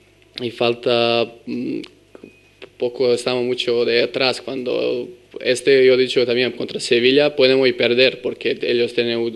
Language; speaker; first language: Spanish; non-native, learner; Serbian